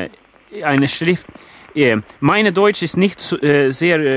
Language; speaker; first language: German; non-native, learner; Swedish